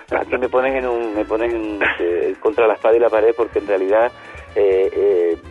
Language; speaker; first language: Spanish; native; Spanish